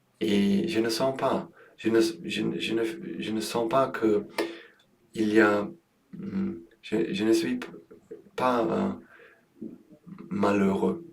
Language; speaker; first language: French; non-native, learner; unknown